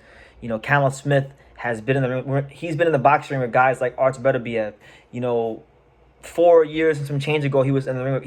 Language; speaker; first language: English; native; English